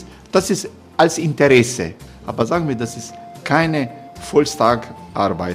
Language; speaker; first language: German; non-native, fluent; Croatian